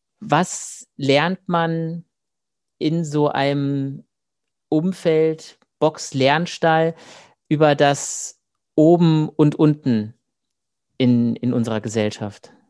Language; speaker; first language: German; native; German